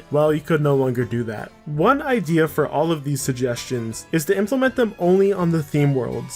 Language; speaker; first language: English; native; English